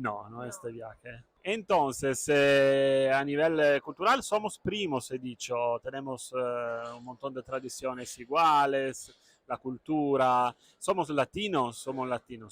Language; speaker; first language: Spanish; non-native, fluent; Italian